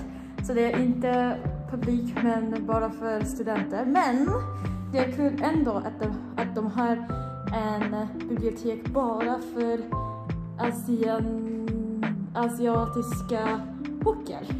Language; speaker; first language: Swedish; non-native, learner; English